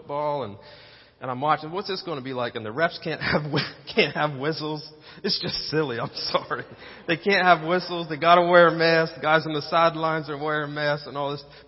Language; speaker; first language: English; native; English